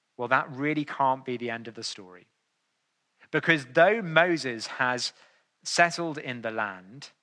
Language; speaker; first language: English; native; English